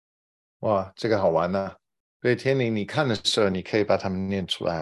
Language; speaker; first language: Chinese; non-native, fluent; English